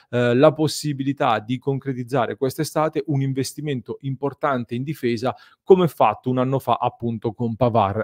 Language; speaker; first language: Italian; native; Italian